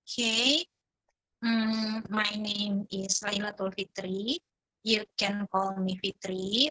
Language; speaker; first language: English; non-native, fluent; Indonesian